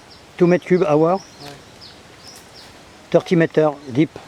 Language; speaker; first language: English; non-native, learner; French